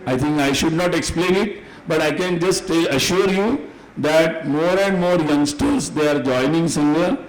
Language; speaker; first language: English; non-native, local second language; Hindi